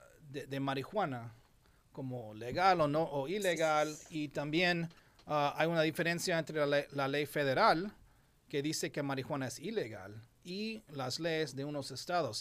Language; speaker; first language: Spanish; non-native, fluent; English